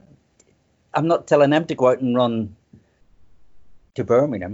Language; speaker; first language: English; native; English